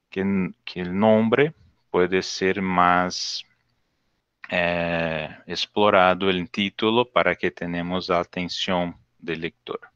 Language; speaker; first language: Spanish; non-native, learner; Portuguese